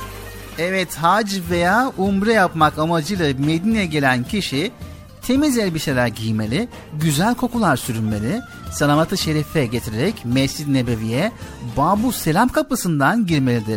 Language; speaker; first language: Turkish; native; Turkish